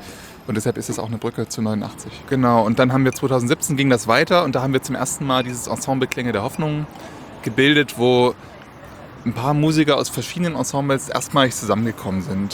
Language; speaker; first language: German; native; German